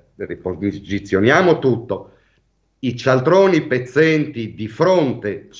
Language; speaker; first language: Italian; native; Italian